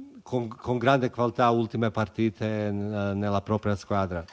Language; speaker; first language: Italian; non-native, fluent; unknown